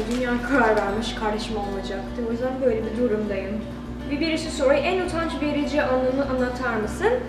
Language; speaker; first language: Turkish; early bilingual, heritage; Turkish